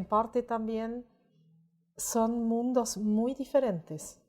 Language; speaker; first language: Spanish; native; Spanish